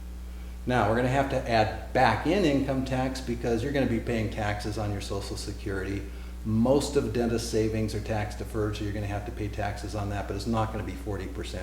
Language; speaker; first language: English; native; English